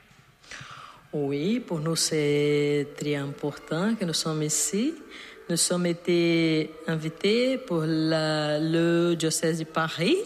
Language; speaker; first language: French; non-native, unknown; Portuguese